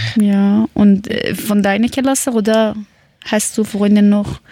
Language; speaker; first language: German; non-native, learner; Persian